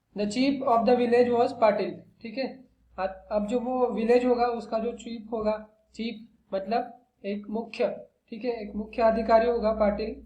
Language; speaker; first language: Hindi; non-native, local second language; Marathi